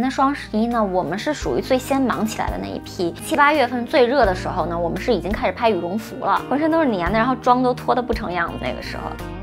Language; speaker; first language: Chinese; native; Chinese